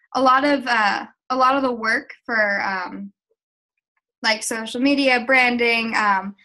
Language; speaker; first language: English; native; English